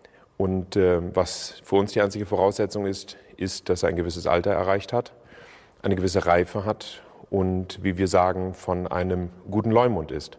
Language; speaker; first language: German; native; German